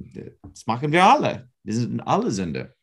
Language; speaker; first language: German; non-native, fluent; English